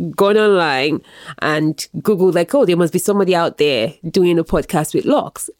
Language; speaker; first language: English; non-native, local second language; Yoruba